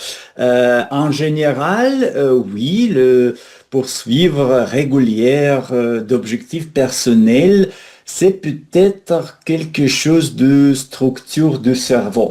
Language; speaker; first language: French; non-native, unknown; Russian